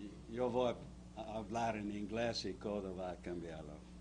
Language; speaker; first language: Spanish; non-native, learner; English